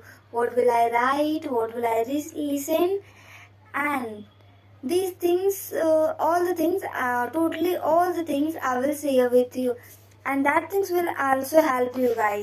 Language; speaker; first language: English; non-native, learner; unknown